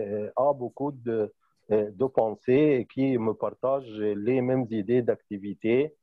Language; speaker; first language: French; non-native, fluent; Arabic